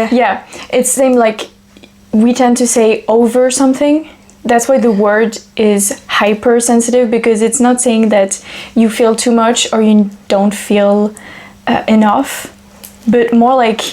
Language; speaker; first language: English; non-native, fluent; French